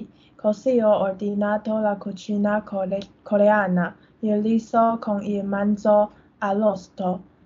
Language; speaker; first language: Italian; non-native, learner; Chinese